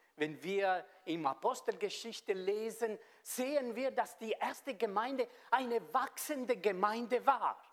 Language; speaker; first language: German; non-native, local second language; Italian